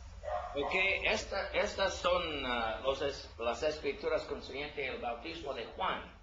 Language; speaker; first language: Spanish; non-native, learner; English